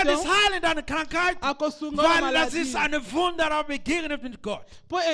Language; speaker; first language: German; non-native, learner; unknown